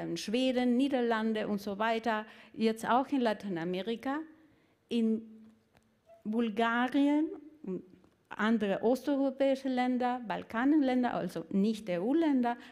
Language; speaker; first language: German; non-native, fluent; Spanish